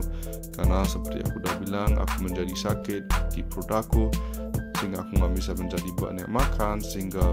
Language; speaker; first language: Indonesian; early bilingual, heritage; Indonesian